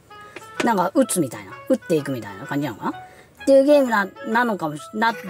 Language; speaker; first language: Japanese; native; Japanese